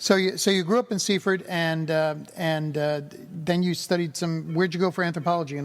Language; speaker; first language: English; native; English